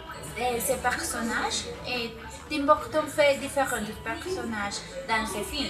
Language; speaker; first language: French; non-native, learner; Spanish